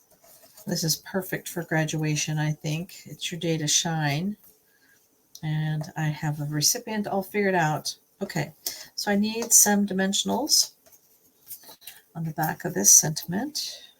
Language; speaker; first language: English; native; English